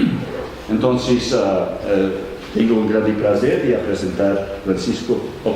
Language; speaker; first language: Spanish; non-native, fluent; Portuguese